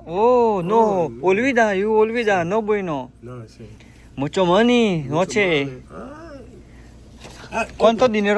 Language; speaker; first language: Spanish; non-native, learner; Gujarati